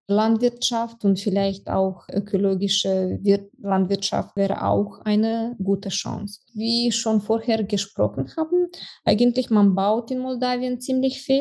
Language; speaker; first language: German; non-native, fluent; Romanian